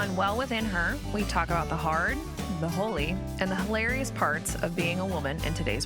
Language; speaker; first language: English; native; English